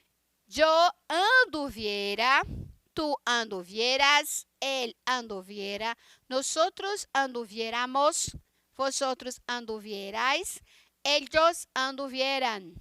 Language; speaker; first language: Spanish; non-native, fluent; Portuguese